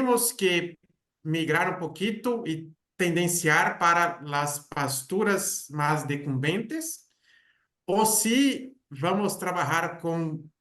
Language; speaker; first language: Spanish; non-native, fluent; Portuguese